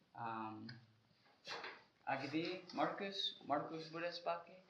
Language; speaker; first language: Czech; non-native, learner; English